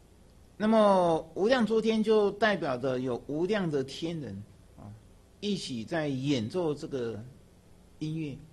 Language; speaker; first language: Chinese; native; Chinese